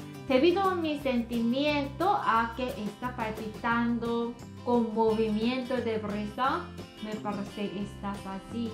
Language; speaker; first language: Spanish; non-native, learner; Korean